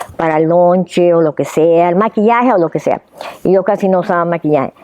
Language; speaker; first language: Spanish; early bilingual, heritage; Spanish